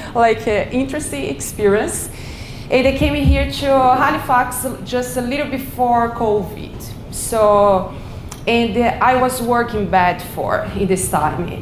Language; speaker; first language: English; non-native, learner; Portuguese